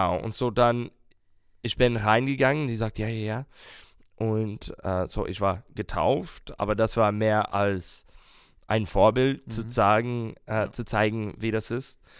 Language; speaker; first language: German; non-native, fluent; English